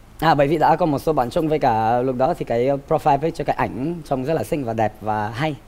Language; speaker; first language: Vietnamese; non-native, fluent; Romanian